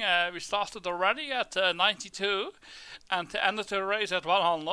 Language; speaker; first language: English; non-native, fluent; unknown